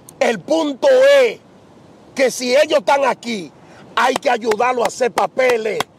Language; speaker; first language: Spanish; native; Spanish